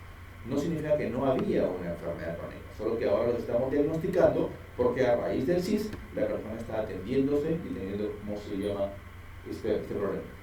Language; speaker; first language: Spanish; native; Spanish